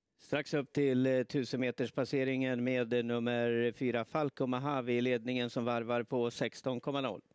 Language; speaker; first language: Swedish; native; Swedish